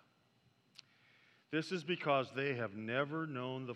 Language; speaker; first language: English; native; English